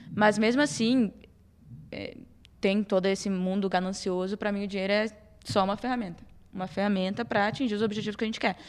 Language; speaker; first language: Portuguese; native; Portuguese